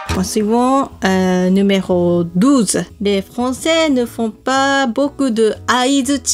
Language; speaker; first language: French; non-native, learner; Japanese